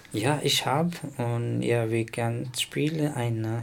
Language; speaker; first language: German; non-native, learner; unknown